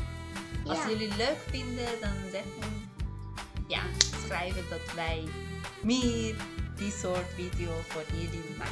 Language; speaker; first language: Dutch; non-native, learner; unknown